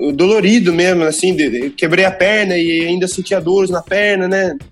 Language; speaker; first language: Portuguese; native; Portuguese